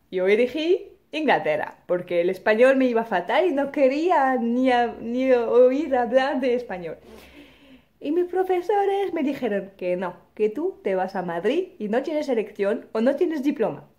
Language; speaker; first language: Spanish; non-native, fluent; French